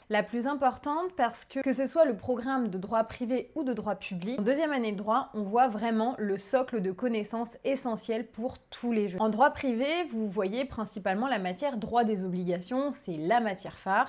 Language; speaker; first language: French; native; French